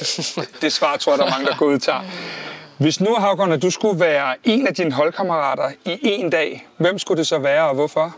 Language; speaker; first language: Danish; native; Danish